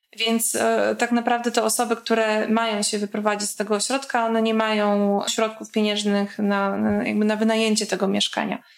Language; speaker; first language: Polish; native; Polish